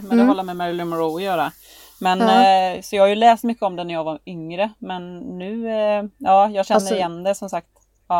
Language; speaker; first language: Swedish; native; Swedish